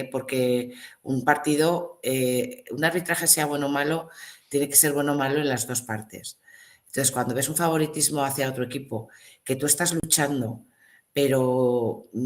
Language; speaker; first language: Spanish; native; Spanish